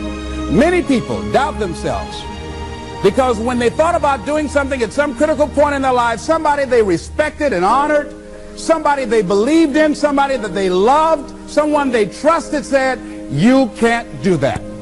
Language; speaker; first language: English; native; English